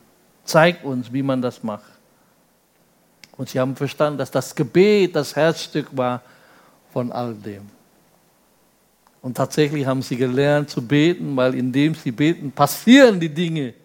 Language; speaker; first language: German; non-native, fluent; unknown